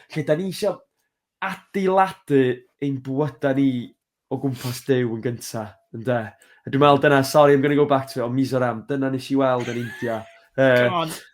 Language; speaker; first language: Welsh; native; Welsh